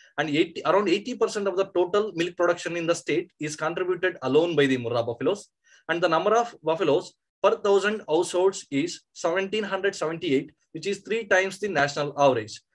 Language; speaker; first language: English; non-native, local second language; Kannada